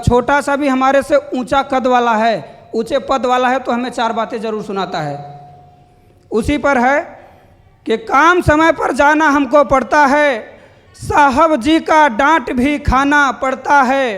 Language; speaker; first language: Hindi; native; Hindi